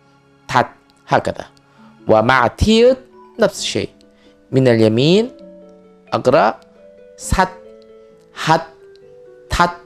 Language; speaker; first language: Arabic; non-native, fluent; Korean